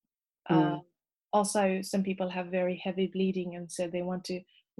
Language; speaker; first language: English; non-native, local second language; Nepali